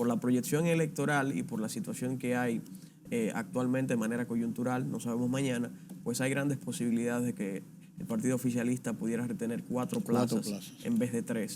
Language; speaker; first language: Spanish; native; Spanish